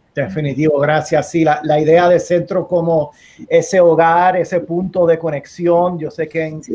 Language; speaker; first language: Spanish; native; Spanish